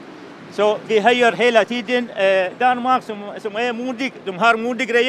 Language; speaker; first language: Swedish; non-native, learner; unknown